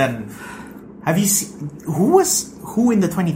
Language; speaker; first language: English; non-native, local second language; Filipino